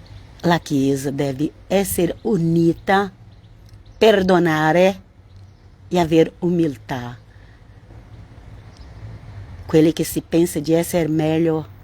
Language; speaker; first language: Italian; non-native, learner; Portuguese